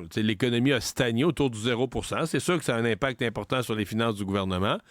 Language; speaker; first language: French; native; French